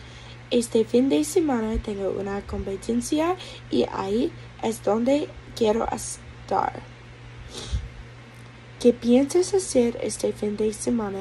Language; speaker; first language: Spanish; non-native, learner; English